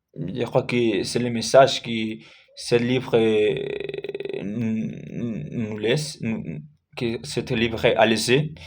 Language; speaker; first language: French; non-native, learner; Spanish